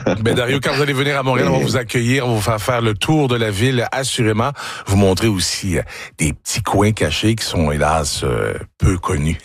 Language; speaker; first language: French; native; French